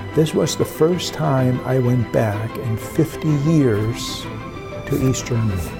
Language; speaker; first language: English; early bilingual, other home language; German